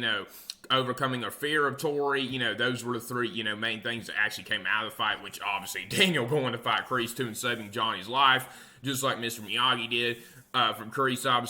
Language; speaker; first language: English; native; English